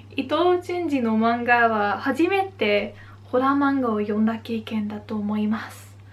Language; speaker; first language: Japanese; non-native, fluent; Dutch